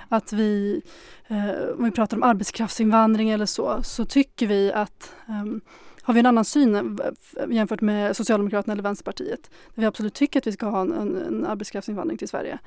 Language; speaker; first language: Swedish; early bilingual, other home language; Arabic